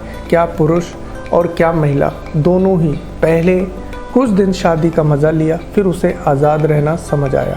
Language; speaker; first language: Hindi; native; Hindi